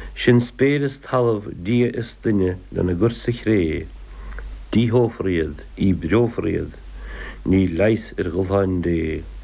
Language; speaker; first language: Irish; native; Irish